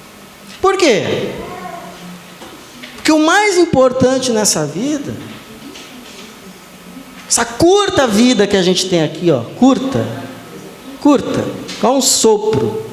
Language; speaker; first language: Portuguese; native; Portuguese